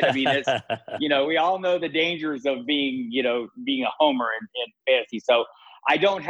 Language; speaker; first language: English; native; English